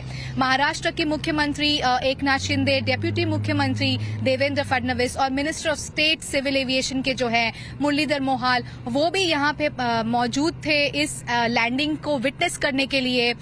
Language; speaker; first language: Hindi; native; Hindi